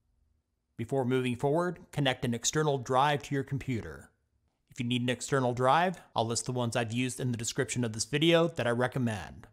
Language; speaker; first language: English; native; English